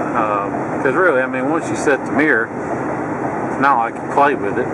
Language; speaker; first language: English; native; English